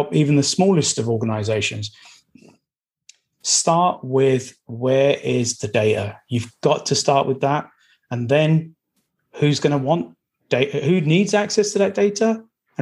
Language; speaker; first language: English; native; English